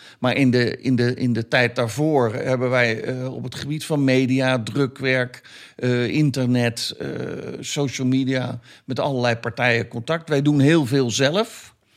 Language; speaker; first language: Dutch; native; Dutch